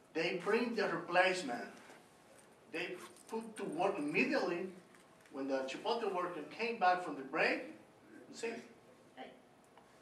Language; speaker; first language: English; non-native, learner; Spanish